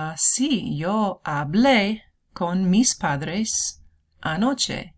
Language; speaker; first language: Spanish; non-native, fluent; English